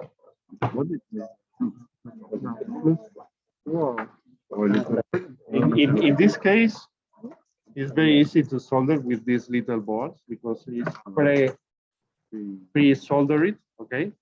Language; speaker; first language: English; non-native, learner; Spanish